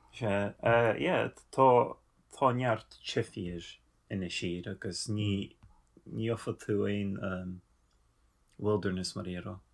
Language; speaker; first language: Irish; non-native, fluent; English